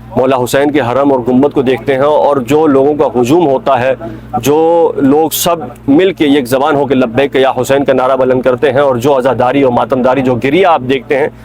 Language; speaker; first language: Urdu; native; Urdu